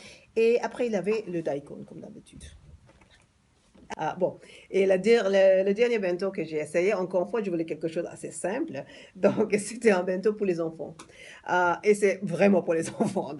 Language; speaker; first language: French; non-native, fluent; English